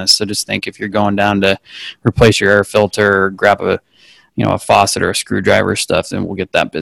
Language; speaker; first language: English; native; English